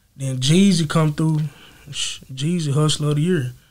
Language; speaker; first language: English; native; English